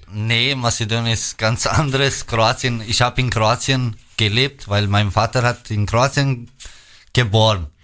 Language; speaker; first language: German; non-native, learner; Albanian